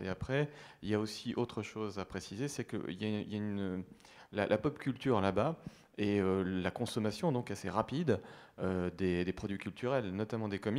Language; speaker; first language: French; native; French